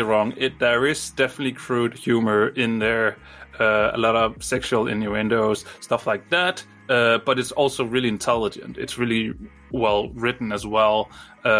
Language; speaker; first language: English; non-native, fluent; Danish